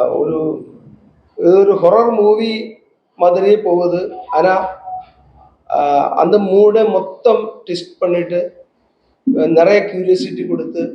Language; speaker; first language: Tamil; non-native, learner; Malayalam